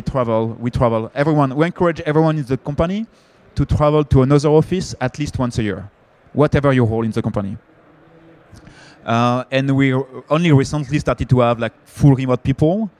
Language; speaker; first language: English; non-native, fluent; French